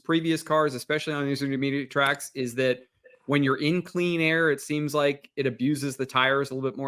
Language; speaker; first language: English; native; English